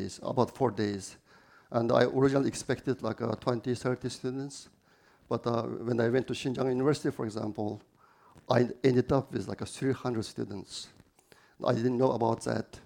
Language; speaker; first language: English; non-native, fluent; Chinese